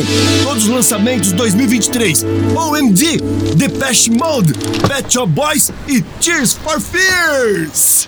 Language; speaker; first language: Portuguese; native; Portuguese